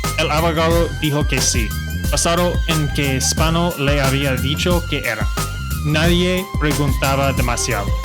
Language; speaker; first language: Spanish; non-native, fluent; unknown